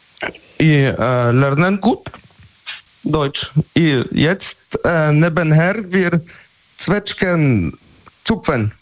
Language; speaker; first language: German; non-native, learner; Polish